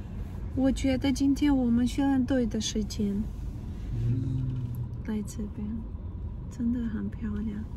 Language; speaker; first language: Chinese; non-native, learner; Russian